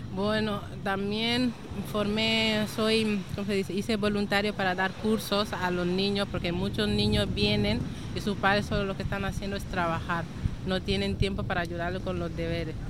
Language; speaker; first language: Spanish; early bilingual, other home language; Wolof